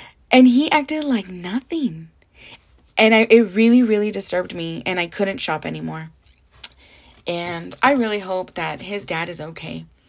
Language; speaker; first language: English; early bilingual, other home language; Spanish